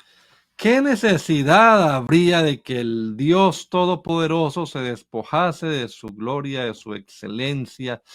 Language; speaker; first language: Spanish; native; Spanish